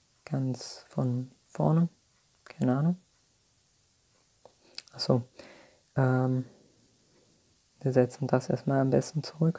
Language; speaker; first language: German; native; German